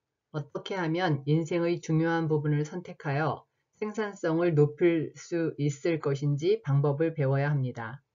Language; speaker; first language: Korean; native; Korean